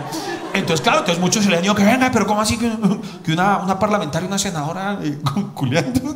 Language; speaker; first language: Spanish; native; Spanish